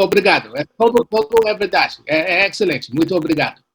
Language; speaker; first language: Portuguese; non-native, learner; English